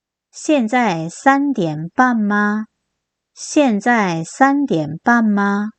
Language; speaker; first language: Chinese; non-native, fluent; Korean